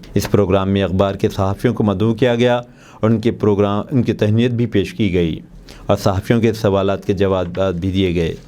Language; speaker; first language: Urdu; native; Urdu